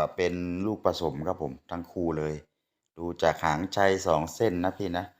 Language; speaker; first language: Thai; native; Thai